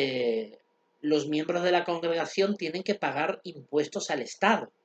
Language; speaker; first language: Spanish; native; Spanish